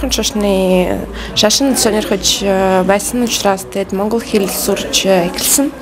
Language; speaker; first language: Mongolian; non-native, fluent; Russian